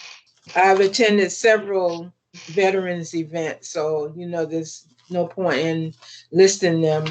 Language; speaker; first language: English; native; English